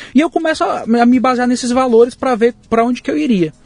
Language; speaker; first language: Portuguese; native; Portuguese